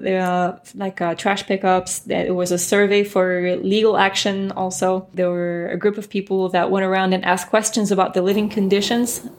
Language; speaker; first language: English; early bilingual, other home language; French